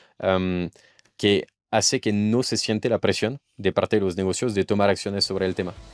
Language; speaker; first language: Spanish; non-native, fluent; French